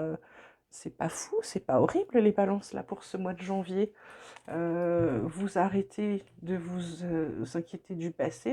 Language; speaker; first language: French; native; French